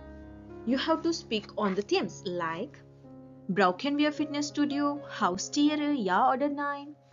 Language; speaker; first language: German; non-native, fluent; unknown